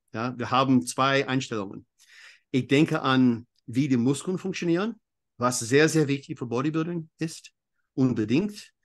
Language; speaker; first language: German; non-native, fluent; English